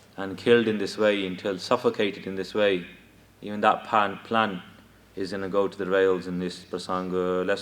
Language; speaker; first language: English; early bilingual, other home language; Punjabi